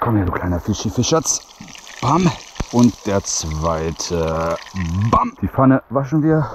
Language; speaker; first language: German; early bilingual, other home language; Bosnian